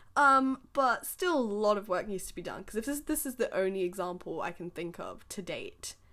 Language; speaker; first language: English; early bilingual, other home language; Hindi